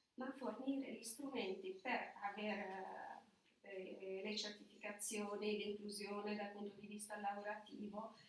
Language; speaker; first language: Italian; non-native, fluent; Albanian